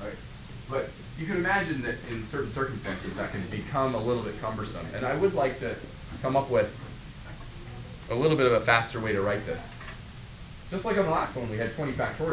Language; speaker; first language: English; native; English